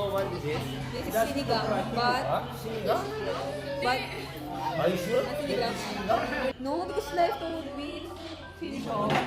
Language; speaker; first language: English; non-native, learner; Korean